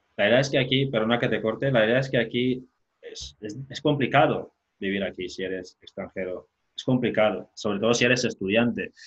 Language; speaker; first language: Spanish; non-native, local second language; Fang